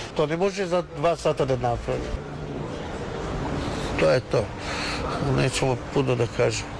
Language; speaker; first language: Serbian; non-native, learner; Chinese